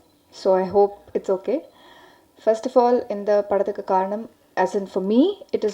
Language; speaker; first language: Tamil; non-native, learner; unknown